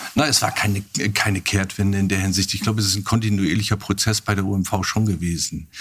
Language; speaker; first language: German; native; German